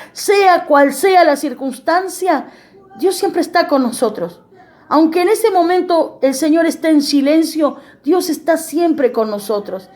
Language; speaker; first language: Spanish; native; Spanish